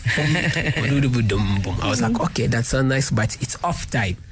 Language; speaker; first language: English; non-native, learner; Lingala